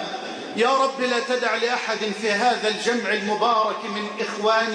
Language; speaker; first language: Arabic; native; Arabic